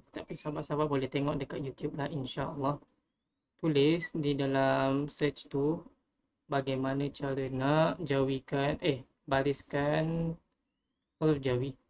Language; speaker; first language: Malay; native; Malay